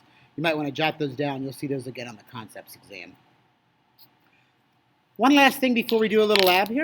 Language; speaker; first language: English; native; English